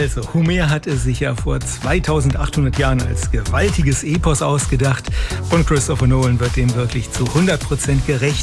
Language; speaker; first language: German; native; German